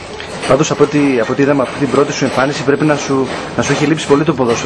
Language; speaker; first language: Greek; native; Greek